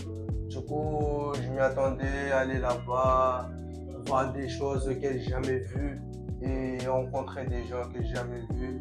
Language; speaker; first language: French; non-native, local second language; Comorian